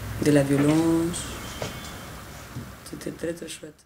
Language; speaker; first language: French; non-native, fluent; Spanish